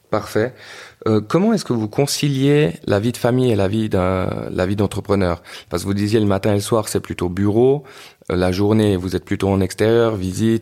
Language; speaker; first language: French; native; French